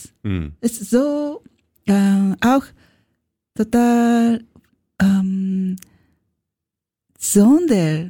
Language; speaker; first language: German; non-native, learner; Japanese